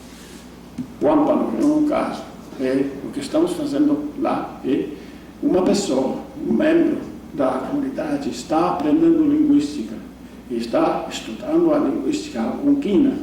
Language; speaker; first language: Portuguese; non-native, fluent; English